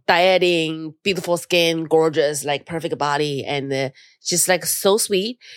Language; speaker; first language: English; non-native, fluent; Chinese